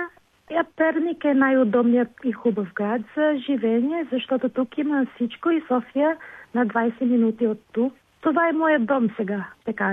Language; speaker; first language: Bulgarian; non-native, learner; Filipino